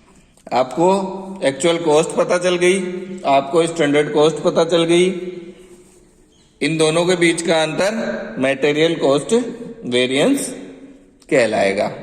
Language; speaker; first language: Hindi; native; Hindi